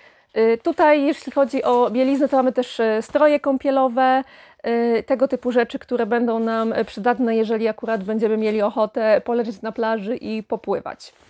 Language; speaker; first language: Polish; native; Polish